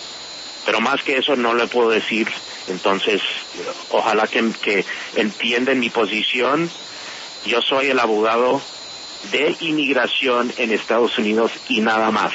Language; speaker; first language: Spanish; non-native, fluent; English